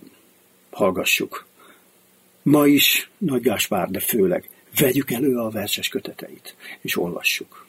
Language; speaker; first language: Hungarian; native; Hungarian